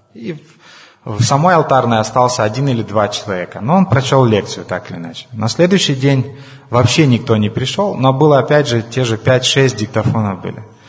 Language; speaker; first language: Russian; non-native, local second language; Romanian